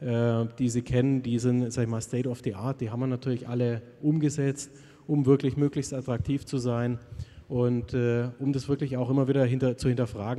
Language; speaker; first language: German; native; German